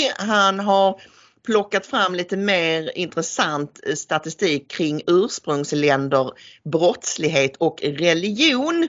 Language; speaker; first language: Swedish; native; Swedish